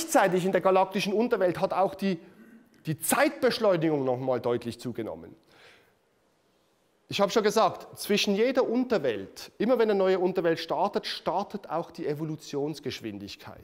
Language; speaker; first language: German; native; German